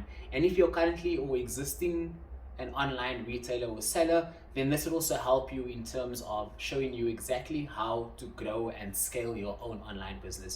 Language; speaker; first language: English; non-native, local second language; Afrikaans